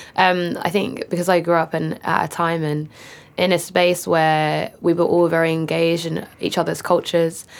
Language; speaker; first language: English; native; English